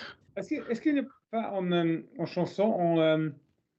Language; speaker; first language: French; non-native, learner; English